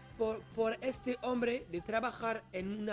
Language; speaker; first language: Spanish; non-native, learner; French